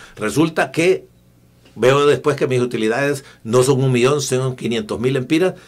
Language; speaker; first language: Spanish; native; Spanish